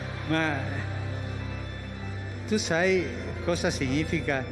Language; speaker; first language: Italian; non-native, fluent; Spanish